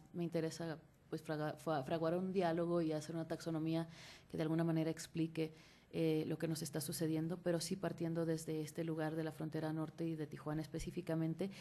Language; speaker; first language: Spanish; native; Spanish